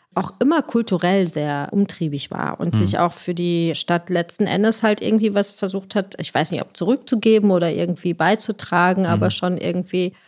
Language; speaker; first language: German; native; German